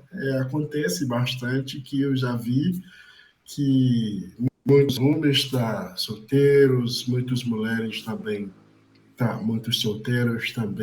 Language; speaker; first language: Portuguese; non-native, fluent; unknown